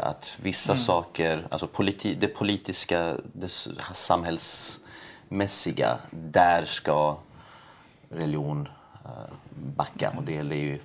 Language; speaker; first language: Swedish; early bilingual, other home language; Persian